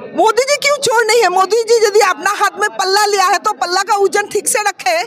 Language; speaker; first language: Hindi; non-native, local second language; Assamese